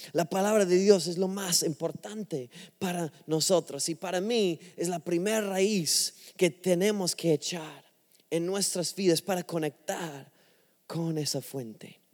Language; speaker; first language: Spanish; non-native, fluent; English